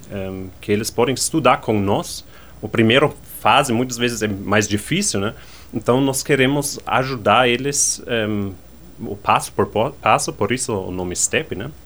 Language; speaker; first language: Portuguese; non-native, fluent; German